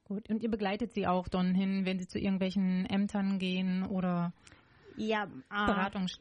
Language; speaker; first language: German; native; German